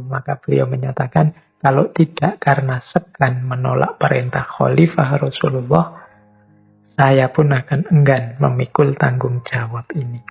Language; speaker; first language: Indonesian; native; Indonesian